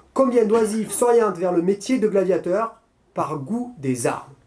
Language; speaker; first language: French; native; French